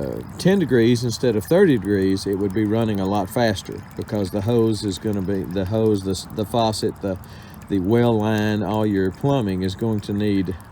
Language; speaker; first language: English; native; English